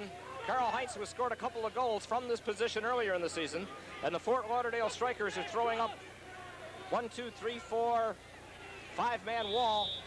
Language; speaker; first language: English; native; English